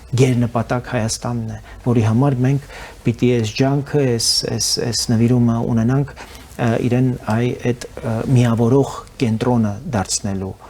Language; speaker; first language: Armenian; native; Armenian